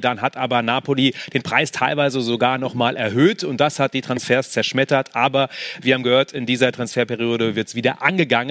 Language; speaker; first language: German; native; German